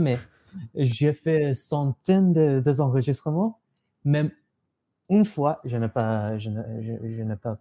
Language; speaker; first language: French; non-native, fluent; English